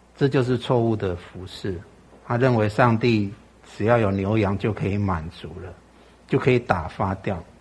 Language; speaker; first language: Chinese; native; Chinese